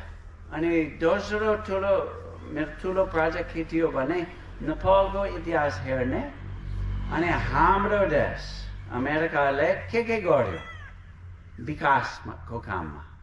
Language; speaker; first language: Nepali; non-native, fluent; English